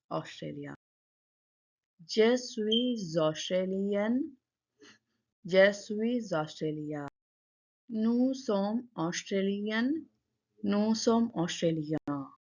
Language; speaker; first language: French; non-native, learner; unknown